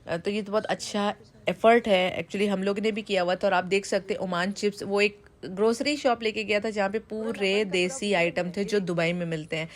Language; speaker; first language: Hindi; native; Hindi